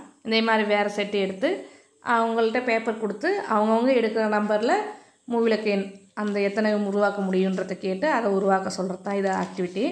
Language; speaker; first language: Tamil; native; Tamil